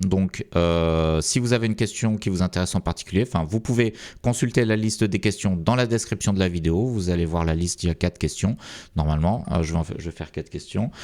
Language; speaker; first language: French; native; French